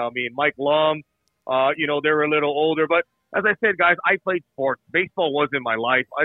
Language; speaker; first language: English; native; English